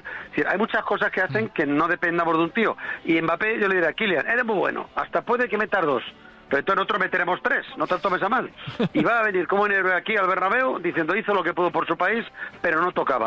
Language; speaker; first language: Spanish; native; Spanish